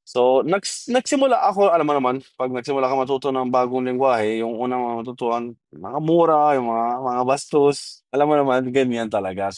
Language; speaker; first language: Filipino; non-native, fluent; Arabic